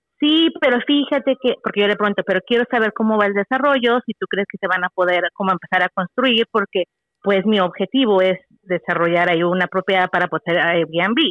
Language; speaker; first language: Spanish; native; Spanish